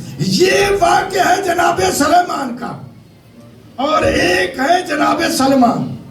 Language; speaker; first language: Urdu; native; Urdu